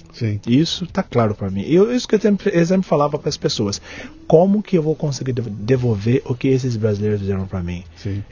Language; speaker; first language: Portuguese; non-native, fluent; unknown